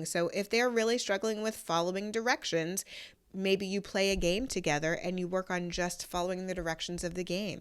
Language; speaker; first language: English; native; English